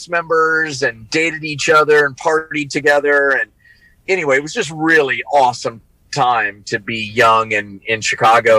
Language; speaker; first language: English; native; English